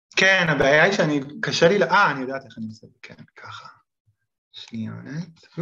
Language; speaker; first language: Hebrew; native; Hebrew